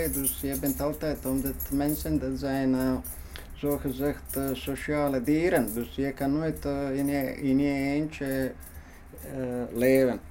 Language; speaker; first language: Dutch; non-native, fluent; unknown